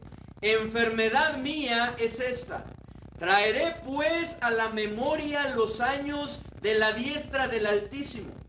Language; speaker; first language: Spanish; native; Spanish